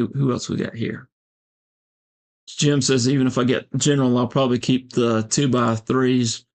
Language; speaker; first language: English; native; English